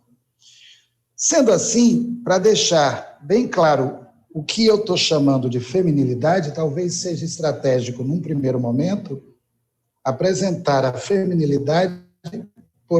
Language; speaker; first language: Portuguese; native; Portuguese